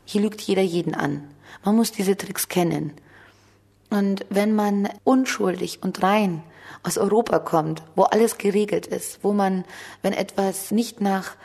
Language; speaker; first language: German; early bilingual, other home language; Turkish